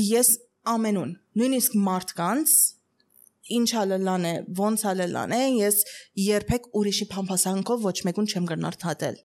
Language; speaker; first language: Armenian; early bilingual, heritage; Armenian